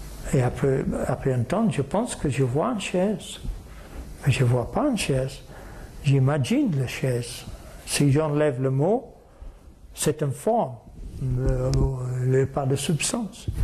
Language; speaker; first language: French; non-native, fluent; English